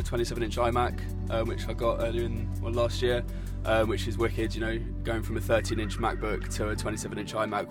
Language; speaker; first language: English; native; English